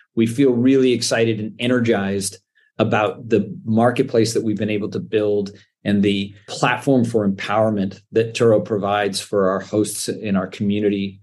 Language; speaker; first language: English; native; English